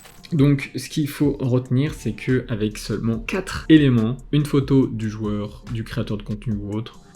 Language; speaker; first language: French; native; French